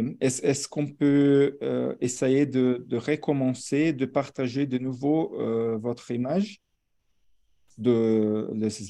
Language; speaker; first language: French; non-native, fluent; Portuguese